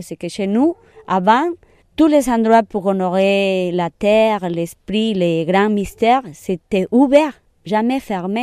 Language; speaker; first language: French; non-native, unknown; Spanish